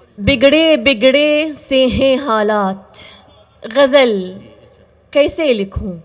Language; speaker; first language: Urdu; non-native, fluent; Arabic